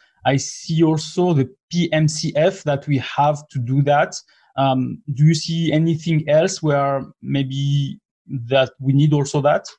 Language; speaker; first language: English; non-native, fluent; French